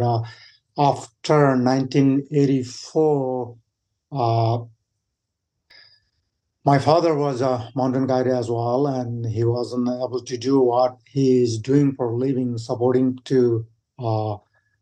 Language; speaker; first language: English; non-native, fluent; Sherpa